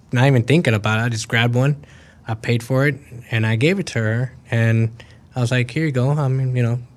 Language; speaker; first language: English; early bilingual, other home language; Spanish